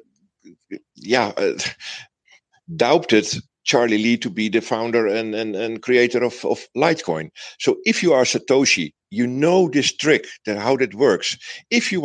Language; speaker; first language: English; non-native, fluent; Dutch